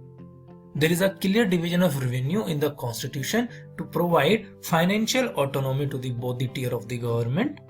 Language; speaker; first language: English; non-native, local second language; Hindi